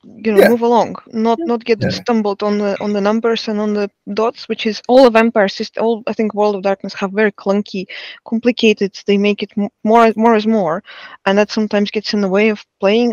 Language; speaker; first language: English; non-native, fluent; Russian